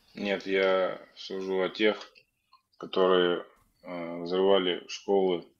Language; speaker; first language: Russian; native; Russian